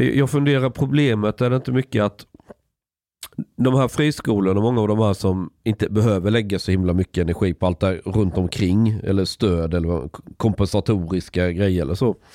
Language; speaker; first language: Swedish; early bilingual, other home language; Persian